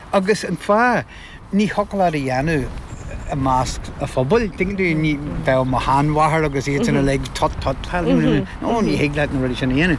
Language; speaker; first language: Irish; non-native, local second language; English